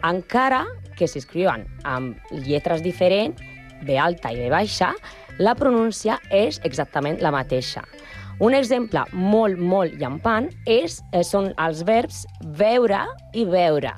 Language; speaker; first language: Catalan; non-native, learner; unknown